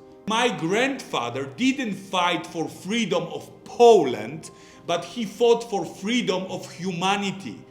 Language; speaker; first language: English; non-native, fluent; Polish